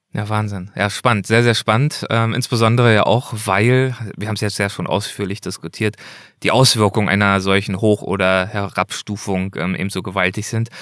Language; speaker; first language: German; native; German